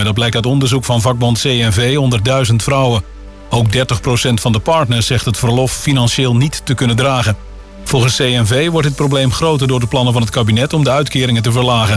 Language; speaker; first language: Dutch; native; Dutch